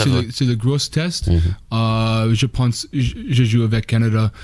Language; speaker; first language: French; non-native, learner; English